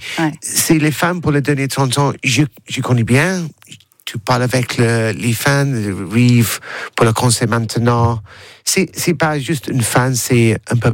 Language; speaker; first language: French; non-native, learner; English